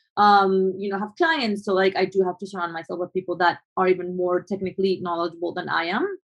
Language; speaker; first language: English; non-native, fluent; Spanish